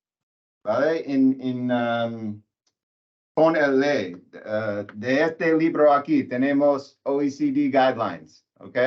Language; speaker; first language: Spanish; non-native, learner; English